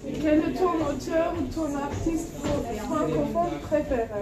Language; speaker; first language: French; non-native, learner; Turkish